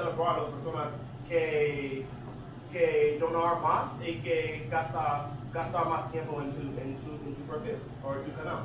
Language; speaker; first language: Spanish; non-native, learner; English